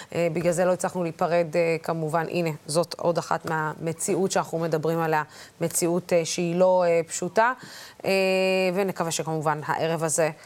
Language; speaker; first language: Hebrew; non-native, local second language; Arabic